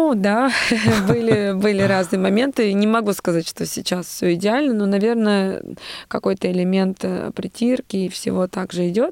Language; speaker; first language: Russian; native; Russian